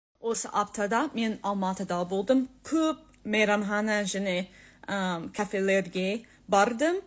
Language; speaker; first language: Kazakh; non-native, learner; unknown